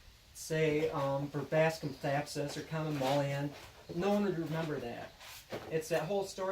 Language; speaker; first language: English; native; English